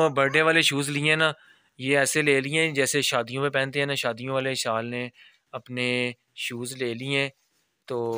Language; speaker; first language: Urdu; non-native, local second language; Punjabi